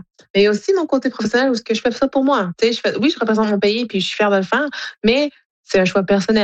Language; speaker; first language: French; native; French